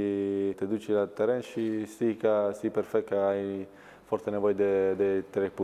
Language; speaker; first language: Romanian; non-native, learner; Italian